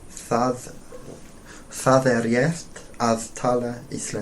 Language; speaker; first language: Icelandic; non-native, learner; English